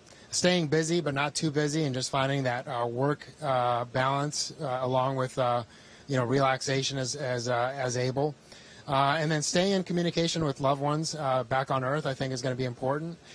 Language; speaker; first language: English; early bilingual, other home language; Spanish